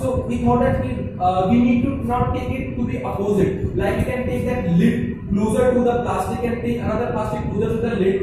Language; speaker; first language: English; non-native, local second language; Hindi